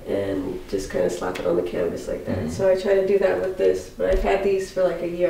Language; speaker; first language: English; native; English